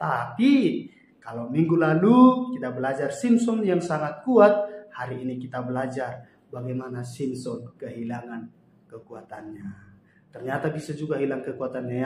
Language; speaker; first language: Indonesian; native; Indonesian